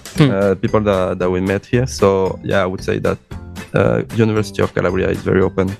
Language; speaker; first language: English; non-native, fluent; French